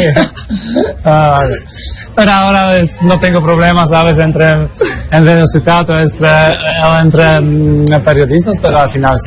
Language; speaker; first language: Spanish; non-native, learner; Polish